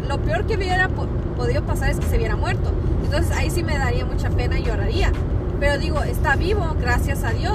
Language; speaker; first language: Spanish; early bilingual, heritage; Spanish